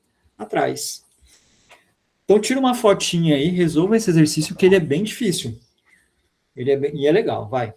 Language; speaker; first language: Portuguese; native; Portuguese